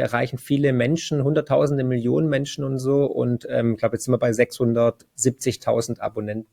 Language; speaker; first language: German; native; German